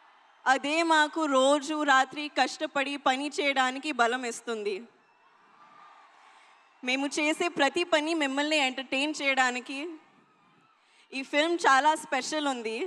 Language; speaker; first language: Telugu; non-native, learner; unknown